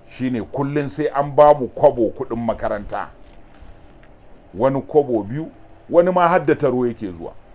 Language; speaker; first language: Hausa; native; Hausa